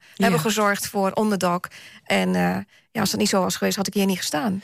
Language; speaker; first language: Dutch; native; Dutch